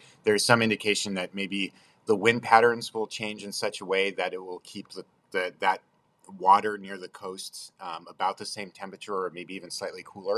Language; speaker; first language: English; native; English